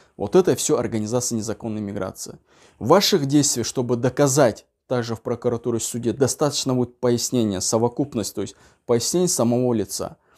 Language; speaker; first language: Russian; non-native, local second language; Uzbek